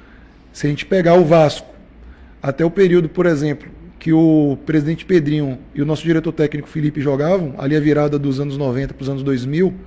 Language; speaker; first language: Portuguese; native; Portuguese